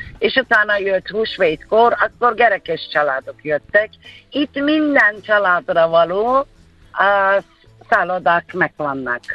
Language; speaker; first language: Hungarian; non-native, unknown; Turkish